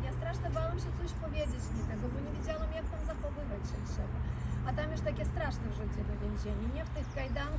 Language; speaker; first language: Polish; early bilingual, heritage; Polish